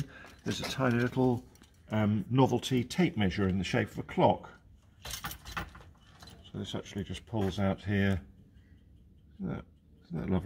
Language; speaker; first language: English; native; English